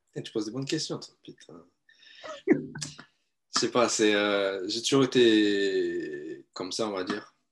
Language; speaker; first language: French; native; French